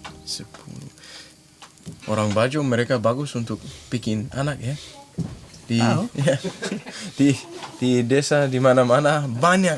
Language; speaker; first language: Indonesian; non-native, learner; Danish